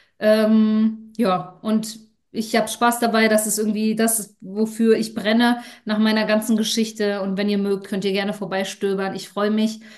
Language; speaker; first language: German; native; German